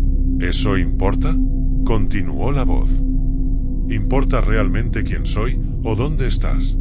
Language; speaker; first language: Spanish; native; Spanish